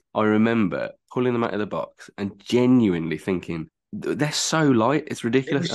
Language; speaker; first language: English; native; English